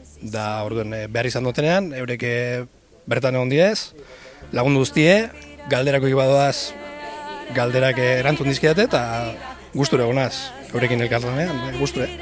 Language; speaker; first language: Basque; native; Basque